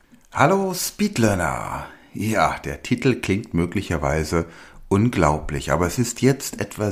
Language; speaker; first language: German; native; German